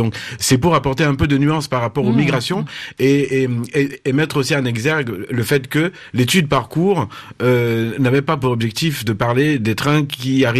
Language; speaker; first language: French; native; French